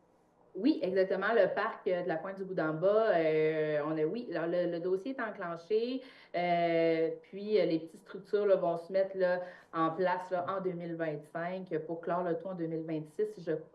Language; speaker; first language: French; native; French